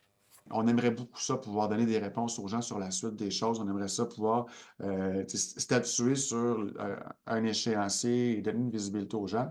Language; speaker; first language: French; native; French